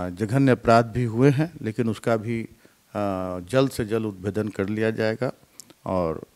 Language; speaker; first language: Hindi; native; Hindi